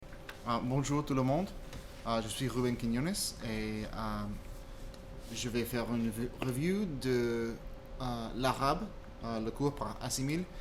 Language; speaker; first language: French; non-native, fluent; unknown